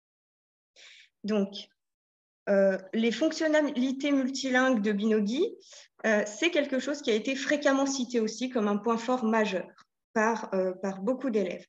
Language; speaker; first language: French; native; French